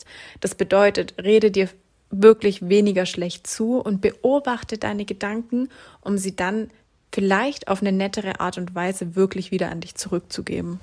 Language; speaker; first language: German; native; German